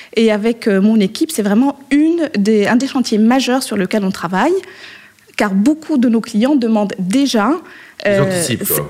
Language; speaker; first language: French; non-native, local second language; Arabic